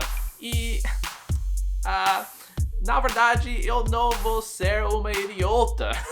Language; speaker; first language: Portuguese; non-native, learner; English